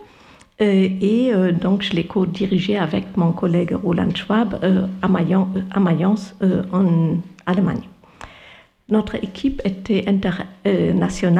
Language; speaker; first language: French; non-native, fluent; German